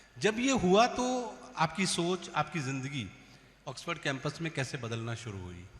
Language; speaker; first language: Hindi; native; Hindi